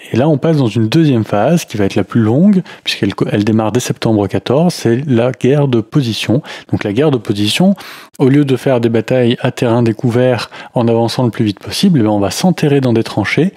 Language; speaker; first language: French; native; French